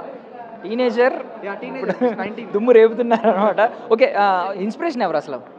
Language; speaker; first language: Telugu; native; Telugu